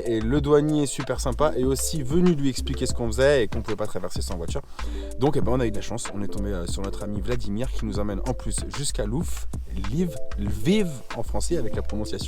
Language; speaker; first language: French; native; French